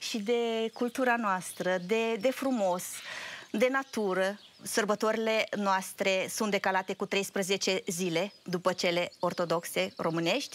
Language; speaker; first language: Romanian; non-native, local second language; Russian